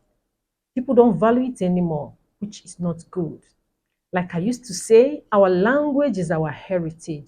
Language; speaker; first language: English; non-native, local second language; Igbo